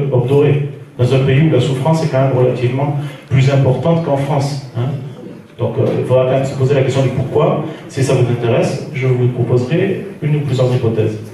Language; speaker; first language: French; native; French